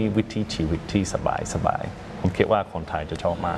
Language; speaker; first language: Thai; non-native, fluent; English